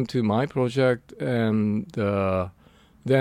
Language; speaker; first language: English; non-native, fluent; Japanese